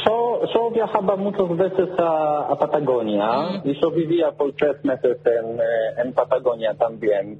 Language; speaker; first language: Spanish; non-native, learner; Polish